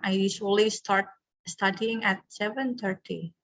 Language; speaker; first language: English; non-native, fluent; Indonesian